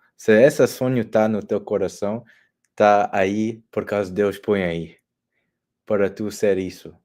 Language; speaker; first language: Portuguese; early bilingual, heritage; Portuguese